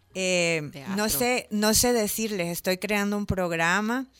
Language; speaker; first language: Spanish; native; Spanish